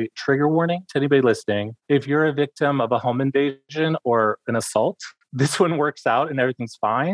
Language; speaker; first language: English; native; English